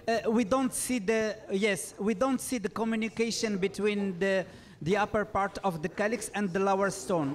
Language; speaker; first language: English; non-native, fluent; Arabic